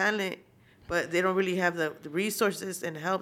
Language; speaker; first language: English; early bilingual, other home language; Spanish